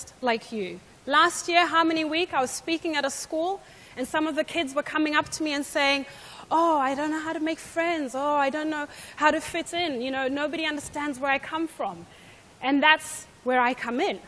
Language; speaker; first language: English; non-native, local second language; Shona